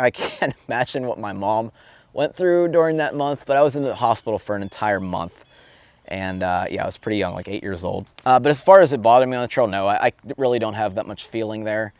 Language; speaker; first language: English; native; English